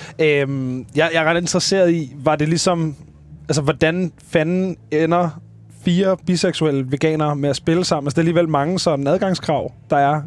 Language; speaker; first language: Danish; native; Danish